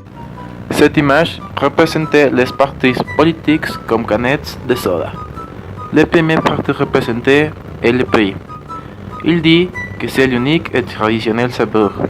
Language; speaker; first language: French; non-native, learner; Spanish